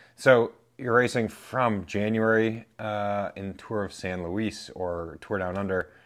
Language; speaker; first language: English; native; English